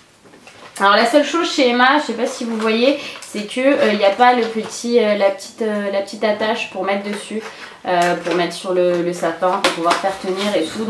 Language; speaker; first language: French; native; French